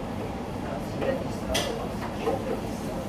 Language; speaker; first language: French; native; French